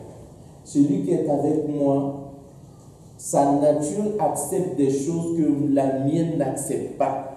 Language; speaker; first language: French; non-native, local second language; Dyula